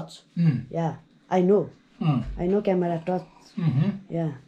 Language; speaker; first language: English; non-native, learner; Nepali